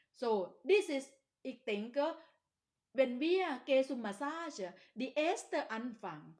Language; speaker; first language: German; non-native, learner; Thai